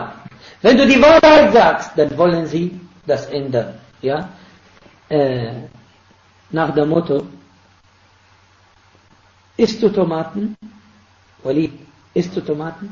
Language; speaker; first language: German; non-native, fluent; Arabic